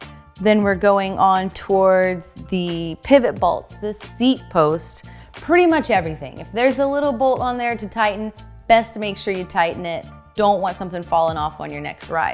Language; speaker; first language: English; native; English